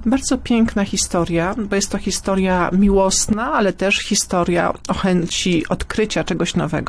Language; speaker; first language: Polish; native; Polish